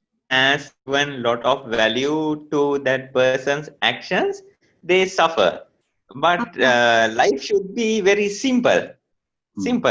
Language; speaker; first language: English; non-native, local second language; Sinhala